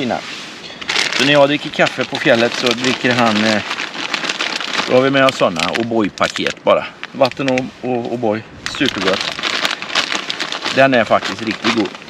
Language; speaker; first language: Swedish; native; Swedish